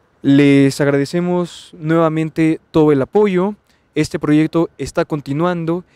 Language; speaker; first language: Spanish; native; Spanish